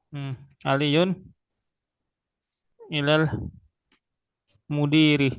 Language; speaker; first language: Arabic; non-native, fluent; Indonesian